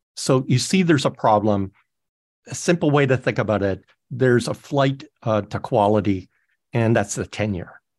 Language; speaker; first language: English; native; English